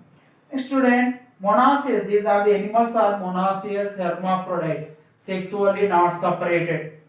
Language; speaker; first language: English; non-native, local second language; Telugu